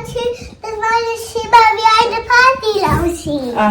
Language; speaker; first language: German; early bilingual, other home language; Telugu